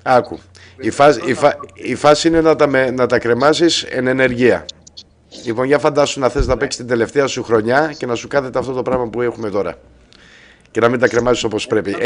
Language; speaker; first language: Greek; native; Greek